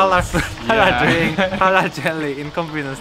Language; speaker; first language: English; non-native, learner; Korean